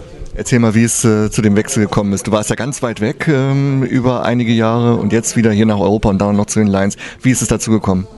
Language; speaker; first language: German; native; German